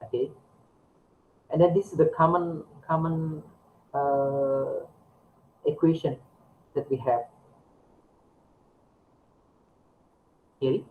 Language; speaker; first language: English; non-native, learner; Indonesian